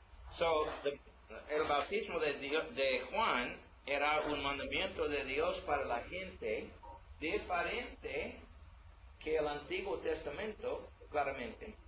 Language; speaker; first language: Spanish; non-native, learner; English